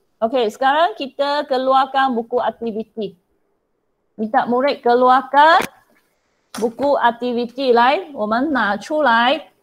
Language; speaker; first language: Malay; non-native, local second language; Chinese